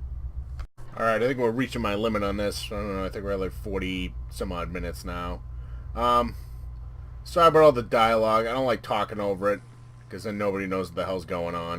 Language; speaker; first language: English; native; English